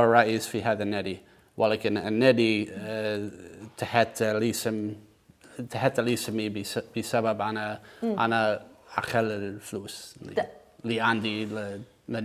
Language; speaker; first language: Arabic; non-native, learner; English